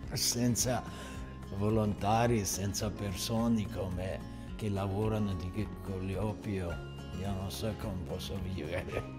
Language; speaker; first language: Italian; non-native, learner; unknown